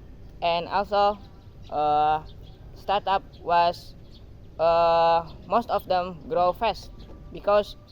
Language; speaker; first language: English; non-native, learner; Indonesian